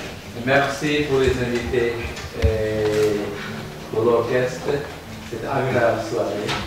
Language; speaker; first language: French; non-native, learner; Hungarian